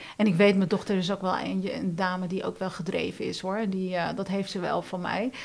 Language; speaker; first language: Dutch; early bilingual, other home language; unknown